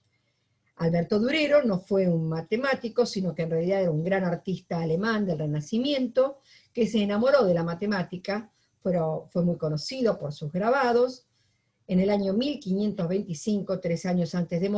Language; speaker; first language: Spanish; native; Spanish